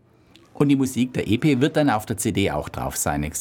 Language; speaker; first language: German; native; German